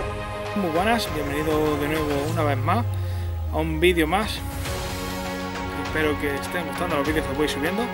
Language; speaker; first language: Spanish; native; Spanish